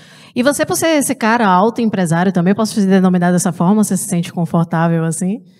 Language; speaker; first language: Portuguese; native; Portuguese